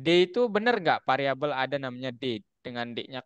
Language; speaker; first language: Indonesian; native; Indonesian